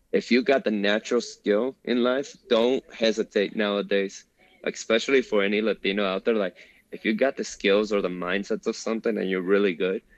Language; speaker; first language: English; early bilingual, other home language; Spanish